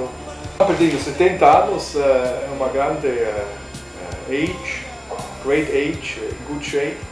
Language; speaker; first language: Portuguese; non-native, learner; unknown